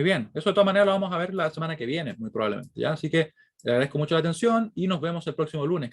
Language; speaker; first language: Spanish; native; Spanish